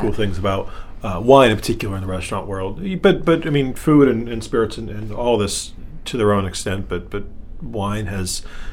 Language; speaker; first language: English; native; English